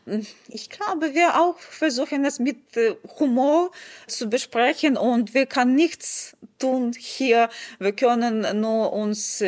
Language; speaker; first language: German; non-native, fluent; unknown